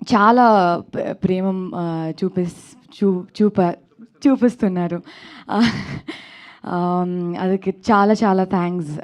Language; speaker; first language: Telugu; non-native, learner; Kannada